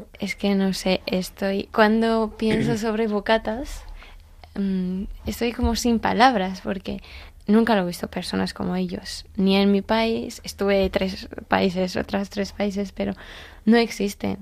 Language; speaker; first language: Spanish; non-native, learner; Georgian